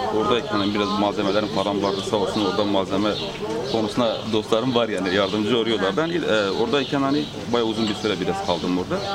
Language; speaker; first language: Turkish; non-native, local second language; Kurdish